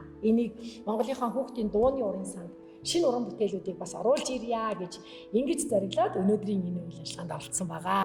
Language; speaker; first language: Mongolian; native; Mongolian